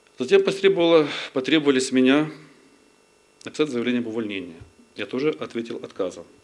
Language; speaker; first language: Russian; non-native, local second language; Ukrainian